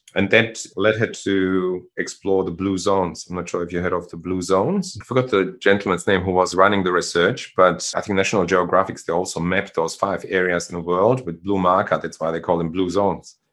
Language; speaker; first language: English; non-native, fluent; German